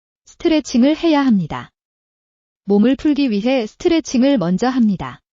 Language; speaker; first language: Korean; non-native, learner; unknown